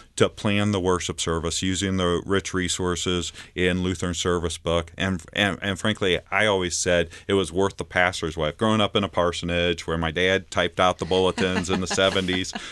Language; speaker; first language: English; native; English